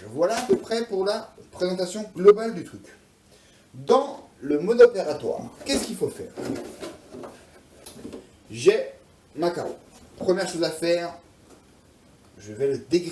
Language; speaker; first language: French; native; French